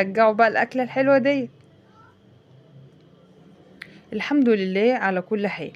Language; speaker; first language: Arabic; native; Arabic